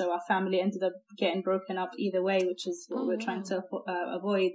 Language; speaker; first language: English; native; English